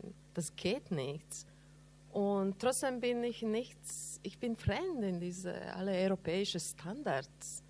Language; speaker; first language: German; non-native, learner; Latvian